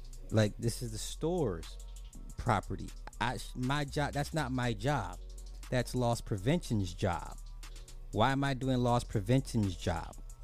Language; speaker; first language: English; native; English